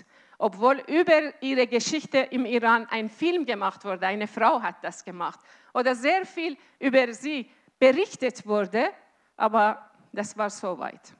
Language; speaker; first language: German; non-native, fluent; Azerbaijani